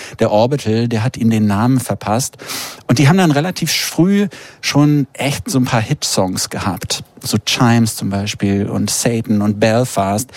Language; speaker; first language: German; native; German